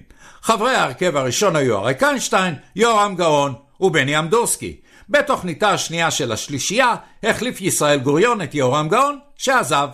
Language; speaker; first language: Hebrew; native; Hebrew